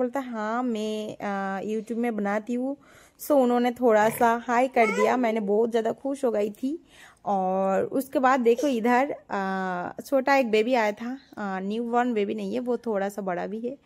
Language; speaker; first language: Hindi; non-native, local second language; Bangla